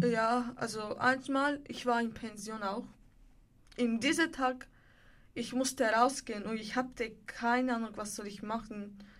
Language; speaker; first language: German; non-native, learner; Bulgarian